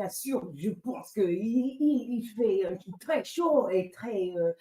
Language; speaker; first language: French; non-native, learner; English